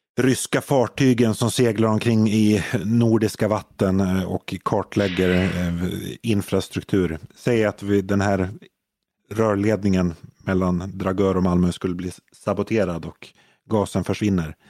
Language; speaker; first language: Swedish; native; Swedish